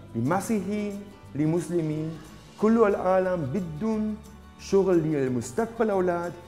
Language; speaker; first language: Arabic; non-native, learner; German